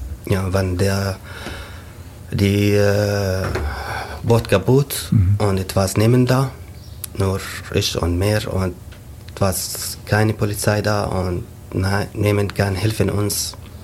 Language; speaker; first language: German; non-native, learner; Arabic